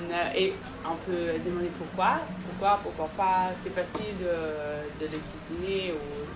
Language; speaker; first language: French; non-native, fluent; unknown